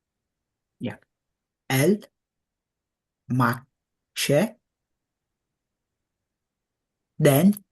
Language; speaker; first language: French; non-native, learner; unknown